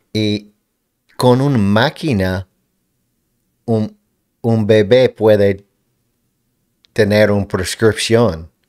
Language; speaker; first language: Spanish; non-native, learner; English